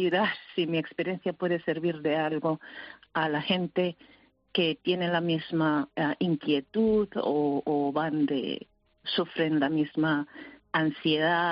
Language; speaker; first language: Spanish; early bilingual, heritage; Spanish